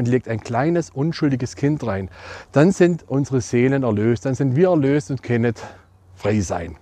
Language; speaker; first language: German; native; German